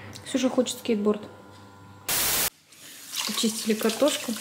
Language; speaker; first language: Russian; native; Russian